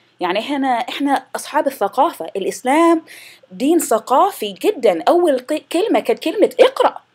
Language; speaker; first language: Arabic; non-native, fluent; English